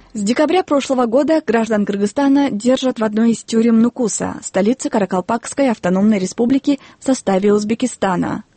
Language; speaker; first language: Russian; non-native, local second language; Kyrgyz